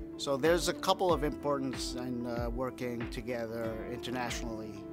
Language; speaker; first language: English; non-native, fluent; Japanese